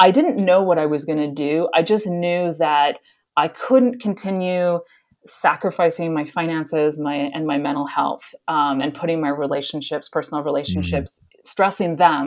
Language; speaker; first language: English; native; English